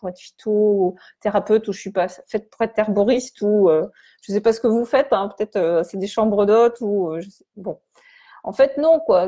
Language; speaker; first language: French; native; French